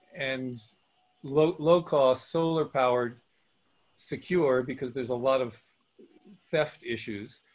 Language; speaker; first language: English; native; English